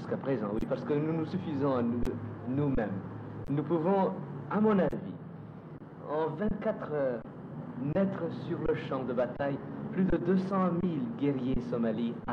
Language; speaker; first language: French; non-native, fluent; Somali